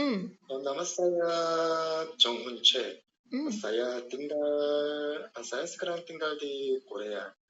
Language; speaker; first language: Indonesian; non-native, learner; Korean